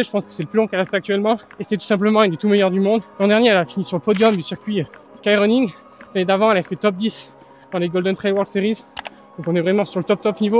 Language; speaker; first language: French; native; French